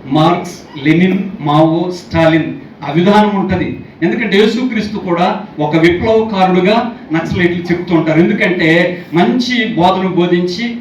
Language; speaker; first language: Telugu; non-native, local second language; Koya